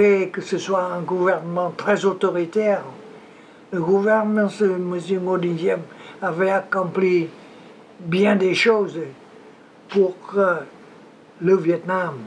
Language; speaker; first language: French; non-native, local second language; Vietnamese